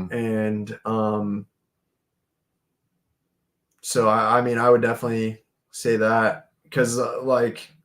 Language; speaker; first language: English; native; English